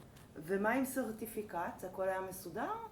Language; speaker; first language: Hebrew; native; Hebrew